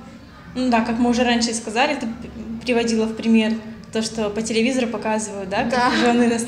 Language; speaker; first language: Russian; native; Russian